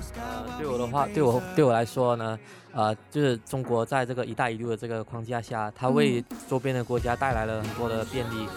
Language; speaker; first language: Chinese; non-native, local second language; Cantonese